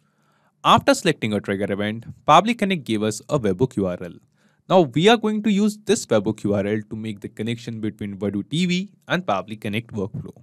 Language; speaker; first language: English; non-native, local second language; Hindi